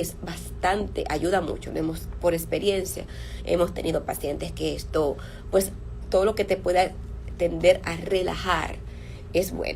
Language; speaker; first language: Spanish; native; Spanish